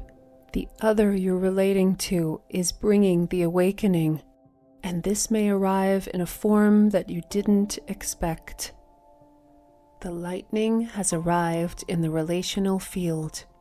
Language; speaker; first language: English; native; English